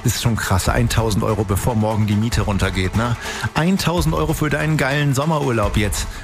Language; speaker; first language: German; native; German